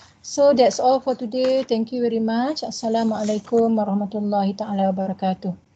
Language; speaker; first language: English; non-native, local second language; Malay